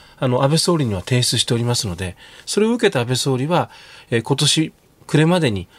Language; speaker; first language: Japanese; native; Japanese